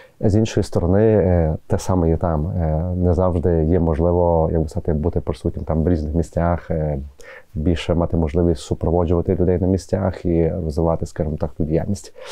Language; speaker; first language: Ukrainian; native; Ukrainian